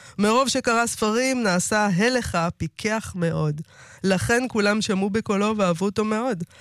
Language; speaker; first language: Hebrew; native; Hebrew